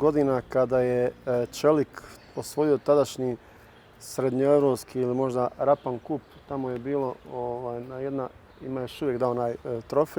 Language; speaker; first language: Bosnian; native; Bosnian